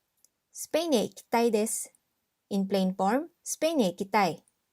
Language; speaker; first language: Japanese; non-native, fluent; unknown